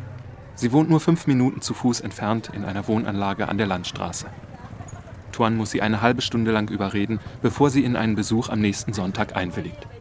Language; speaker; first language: German; native; German